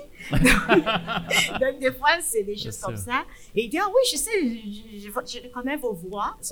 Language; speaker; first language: French; non-native, fluent; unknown